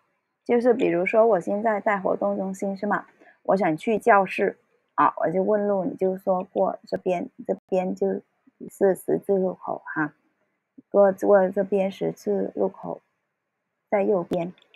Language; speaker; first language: Chinese; early bilingual, heritage; Cantonese